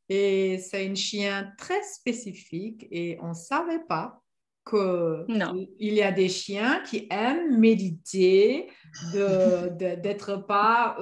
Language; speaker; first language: French; non-native, fluent; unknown